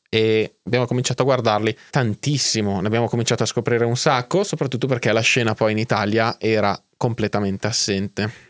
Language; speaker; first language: Italian; native; Italian